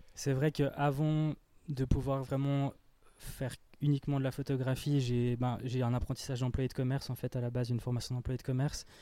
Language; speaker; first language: French; native; French